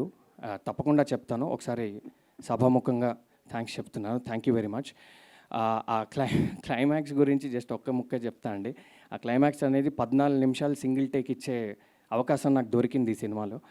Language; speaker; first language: Telugu; native; Telugu